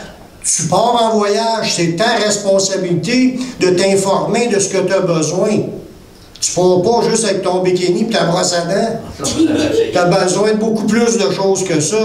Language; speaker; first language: French; native; French